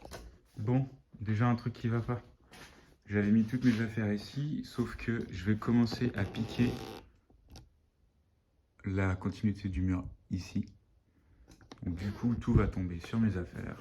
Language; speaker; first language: French; native; French